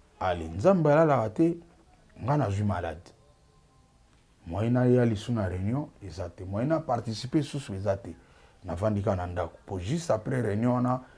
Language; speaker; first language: Lingala; native; Lingala